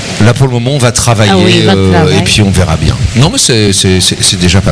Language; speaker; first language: French; native; French